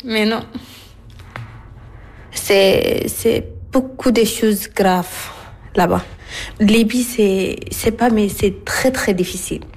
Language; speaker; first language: French; non-native, learner; Arabic